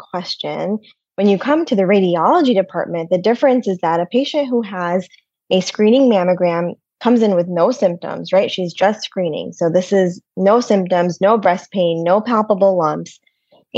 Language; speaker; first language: English; native; English